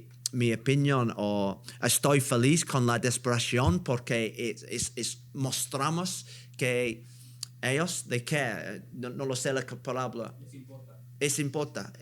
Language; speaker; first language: Spanish; non-native, learner; English